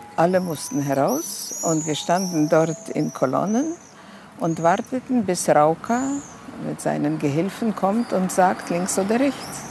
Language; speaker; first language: German; non-native, fluent; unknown